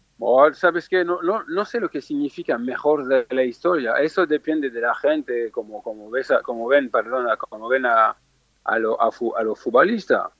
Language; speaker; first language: Spanish; non-native, fluent; French